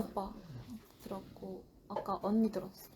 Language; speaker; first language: Korean; native; Korean